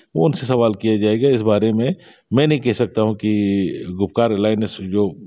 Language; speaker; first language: Hindi; non-native, local second language; Shina